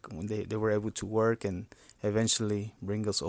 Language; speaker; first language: English; non-native, fluent; Spanish